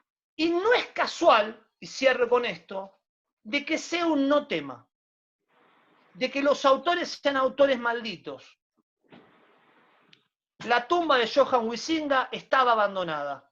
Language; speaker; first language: Spanish; native; Spanish